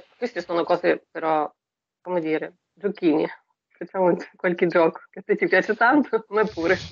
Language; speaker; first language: Italian; non-native, fluent; Russian